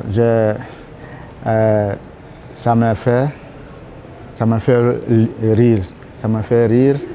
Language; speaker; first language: Spanish; non-native, learner; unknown